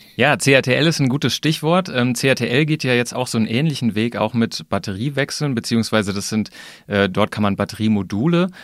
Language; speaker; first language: German; native; German